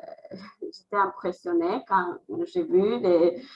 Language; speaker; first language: French; non-native, learner; Azerbaijani